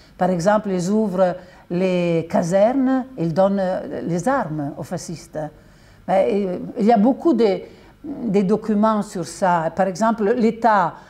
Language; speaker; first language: French; non-native, fluent; Italian